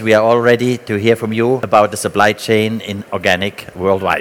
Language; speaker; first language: English; non-native, fluent; German